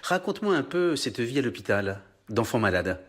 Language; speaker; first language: French; native; French